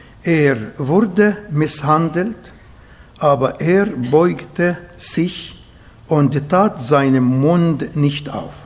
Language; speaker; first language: German; non-native, fluent; Arabic